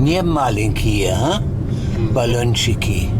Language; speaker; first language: Russian; non-native, learner; German